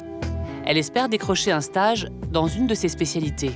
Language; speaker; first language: French; native; French